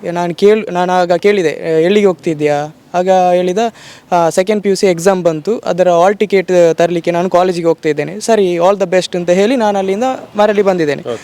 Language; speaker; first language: Kannada; native; Kannada